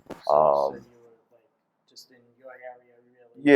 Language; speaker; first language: English; native; English